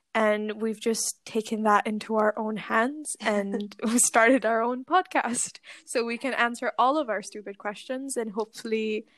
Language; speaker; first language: English; non-native, local second language; Urdu